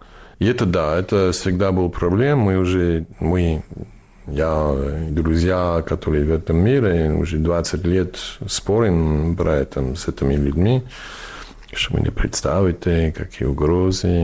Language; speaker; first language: Russian; non-native, fluent; English